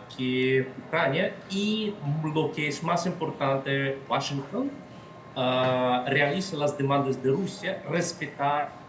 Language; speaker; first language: Spanish; non-native, fluent; Russian